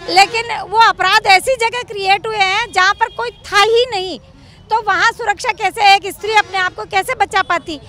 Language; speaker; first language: Hindi; native; Hindi